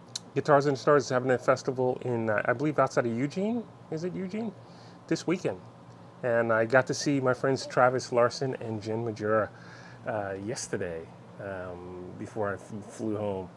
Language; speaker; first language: English; native; English